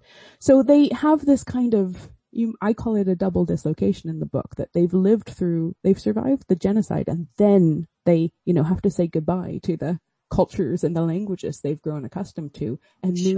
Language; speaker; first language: English; native; English